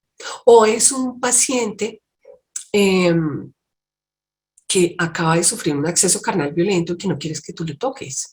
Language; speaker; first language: Spanish; native; Spanish